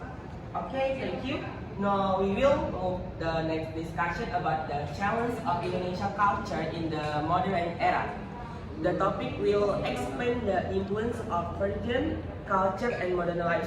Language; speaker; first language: English; non-native, learner; Indonesian